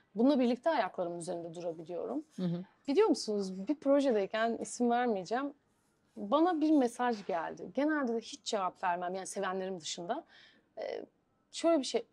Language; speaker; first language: Turkish; non-native, fluent; Bulgarian